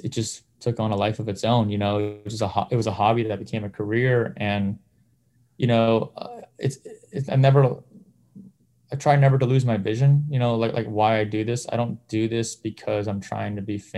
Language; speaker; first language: English; native; English